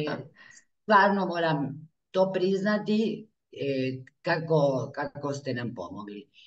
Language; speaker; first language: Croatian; early bilingual, heritage; Croatian